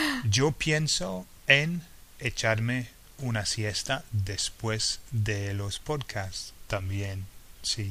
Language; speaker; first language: Spanish; non-native, fluent; English